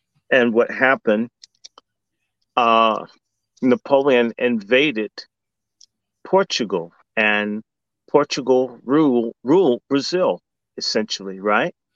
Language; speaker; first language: English; native; English